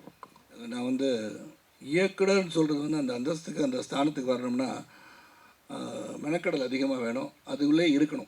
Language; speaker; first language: Tamil; native; Tamil